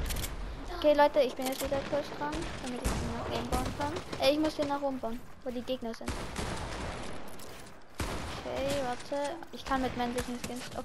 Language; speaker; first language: German; native; German